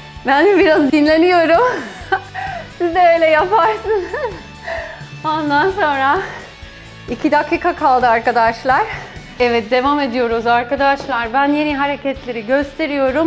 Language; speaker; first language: Turkish; non-native, fluent; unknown